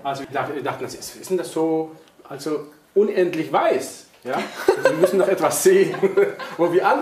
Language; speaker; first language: German; non-native, fluent; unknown